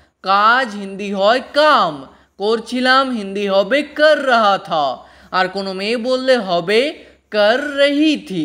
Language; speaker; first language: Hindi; non-native, fluent; Bangla